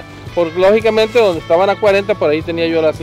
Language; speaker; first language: Spanish; native; Spanish